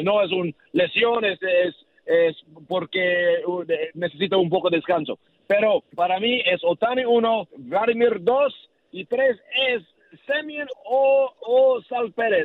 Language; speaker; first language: Spanish; non-native, learner; English